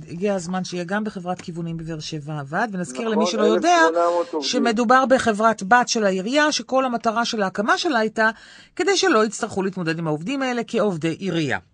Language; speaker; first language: Hebrew; native; Hebrew